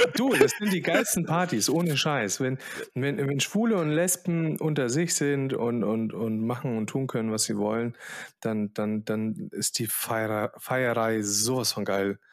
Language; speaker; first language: German; early bilingual, other home language; Polish